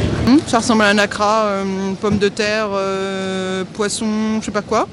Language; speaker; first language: French; native; French